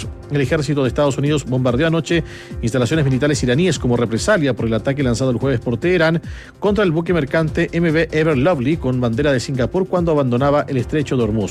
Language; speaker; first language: Spanish; native; Spanish